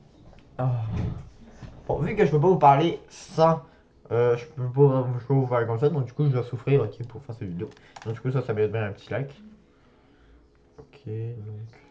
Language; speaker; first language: French; native; French